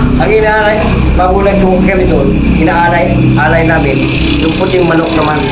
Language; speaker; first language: Filipino; non-native, local second language; Iloko